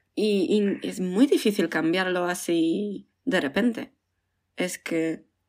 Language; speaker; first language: Spanish; non-native, fluent; Polish